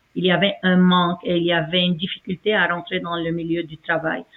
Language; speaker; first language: French; non-native, fluent; Arabic